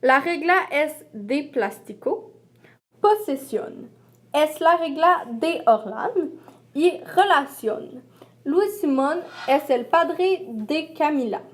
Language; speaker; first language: Spanish; non-native, learner; French